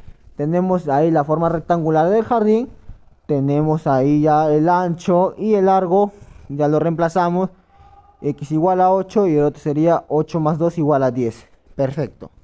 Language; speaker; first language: Spanish; native; Spanish